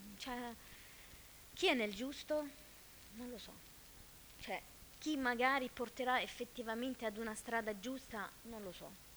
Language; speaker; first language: Italian; non-native, fluent; Arabic